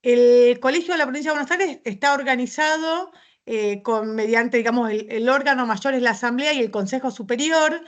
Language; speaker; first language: Spanish; native; Spanish